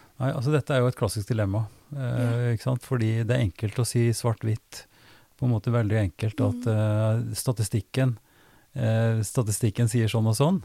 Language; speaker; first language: Norwegian; native; Norwegian